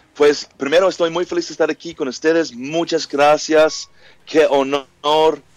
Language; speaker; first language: Spanish; non-native, learner; English